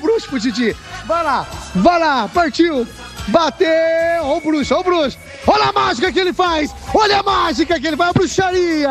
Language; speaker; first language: Portuguese; native; Portuguese